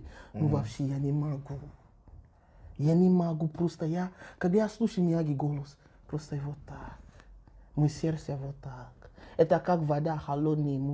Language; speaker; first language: Russian; non-native, learner; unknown